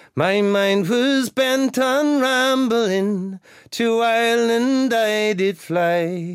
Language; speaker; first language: English; native; English